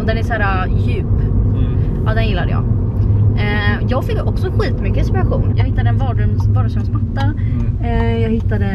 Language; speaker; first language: Swedish; native; Swedish